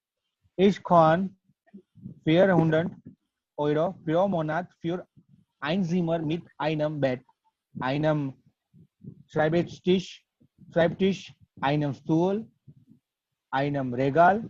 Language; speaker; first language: German; non-native, learner; Gujarati